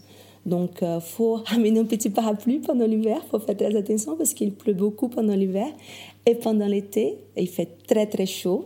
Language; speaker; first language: French; non-native, fluent; Portuguese